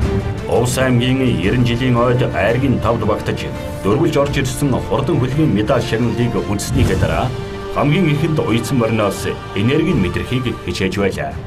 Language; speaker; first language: Mongolian; native; Mongolian